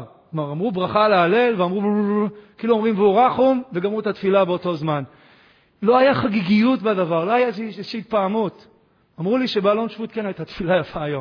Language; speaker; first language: Hebrew; native; Hebrew